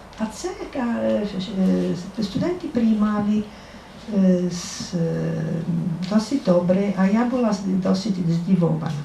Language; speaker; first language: Ukrainian; non-native, fluent; Italian